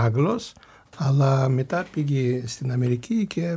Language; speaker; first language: Greek; non-native, fluent; Russian